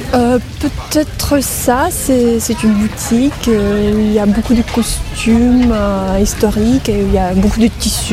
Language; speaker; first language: French; non-native, fluent; Russian